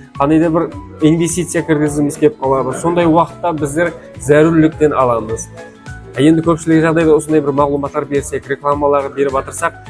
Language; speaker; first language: Uzbek; non-native, local second language; Kara-Kalpak